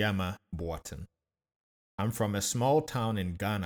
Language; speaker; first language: English; non-native, local second language; Akan